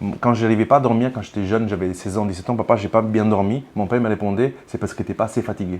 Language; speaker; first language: French; non-native, fluent; Italian